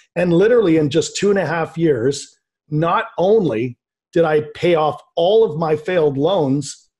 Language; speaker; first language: English; native; English